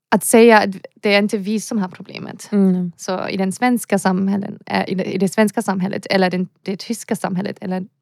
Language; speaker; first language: Swedish; non-native, fluent; German